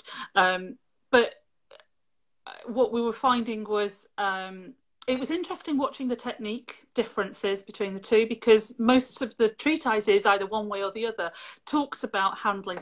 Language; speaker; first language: English; native; English